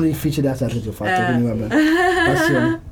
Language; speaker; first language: Italian; native; Italian